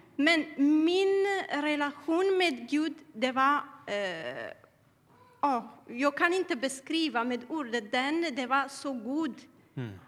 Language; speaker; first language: Swedish; non-native, learner; Tigrinya